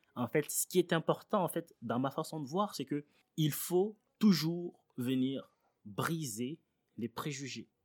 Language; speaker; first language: French; early bilingual, other home language; Swahili